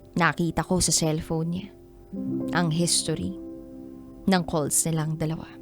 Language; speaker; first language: Filipino; native; Filipino